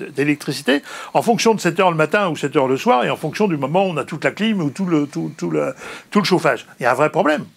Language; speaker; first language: French; native; French